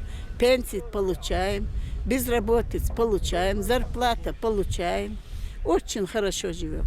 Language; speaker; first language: Russian; non-native, local second language; Chechen